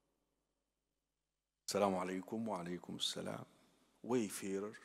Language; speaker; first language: English; non-native, fluent; Arabic